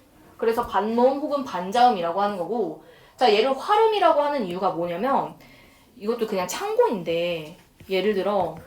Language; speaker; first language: Korean; native; Korean